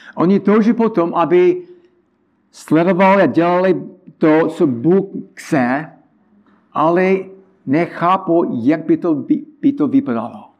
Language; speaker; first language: Czech; non-native, learner; English